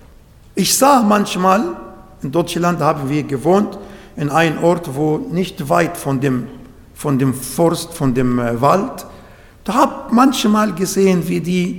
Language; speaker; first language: German; non-native, learner; Arabic